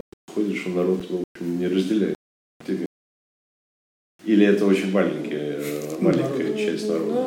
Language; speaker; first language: Russian; native; Russian